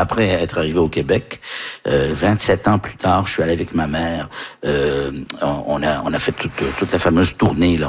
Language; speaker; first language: French; early bilingual, heritage; French